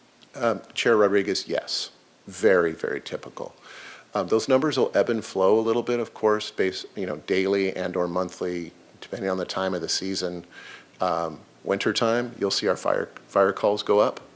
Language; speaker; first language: English; native; English